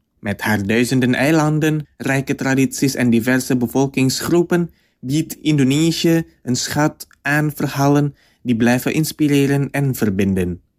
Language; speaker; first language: Dutch; non-native, fluent; Indonesian